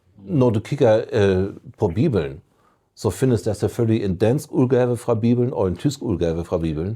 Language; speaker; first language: Danish; non-native, fluent; German